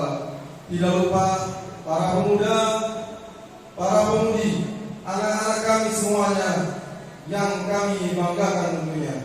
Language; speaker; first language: Indonesian; native; Indonesian